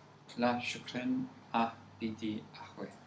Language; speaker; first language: Arabic; non-native, learner; English